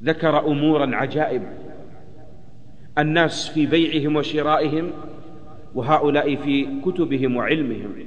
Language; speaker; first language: Arabic; native; Arabic